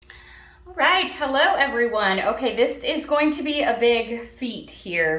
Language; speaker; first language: English; native; English